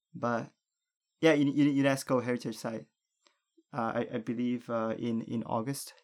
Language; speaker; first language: English; non-native, fluent; Japanese